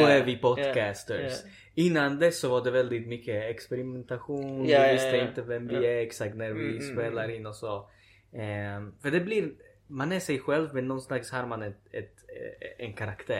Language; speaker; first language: Swedish; early bilingual, other home language; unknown